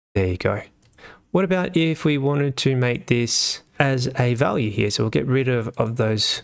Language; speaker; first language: English; native; English